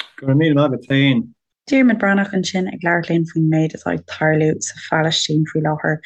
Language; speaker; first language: Irish; native; Irish